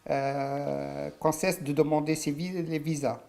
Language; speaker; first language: French; non-native, local second language; Arabic